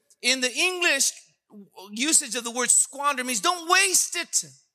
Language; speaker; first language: English; early bilingual, other home language; Spanish